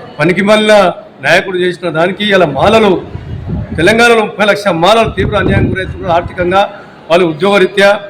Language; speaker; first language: Telugu; native; Telugu